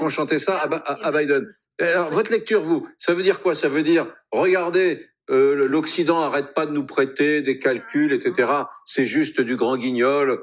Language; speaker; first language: French; native; French